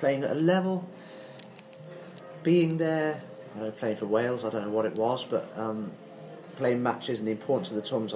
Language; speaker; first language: English; native; English